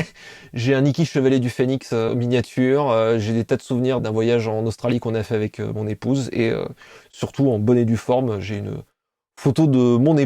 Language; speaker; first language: French; native; French